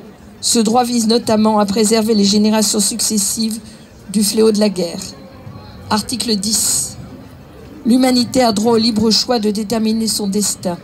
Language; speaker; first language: French; native; French